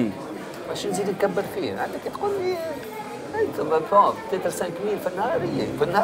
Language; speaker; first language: Arabic; native; Arabic